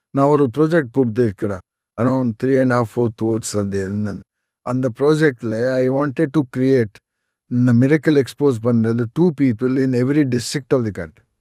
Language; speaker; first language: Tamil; non-native, fluent; Konkani